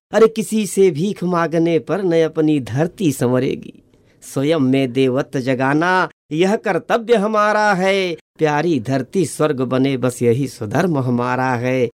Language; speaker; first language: Hindi; native; Hindi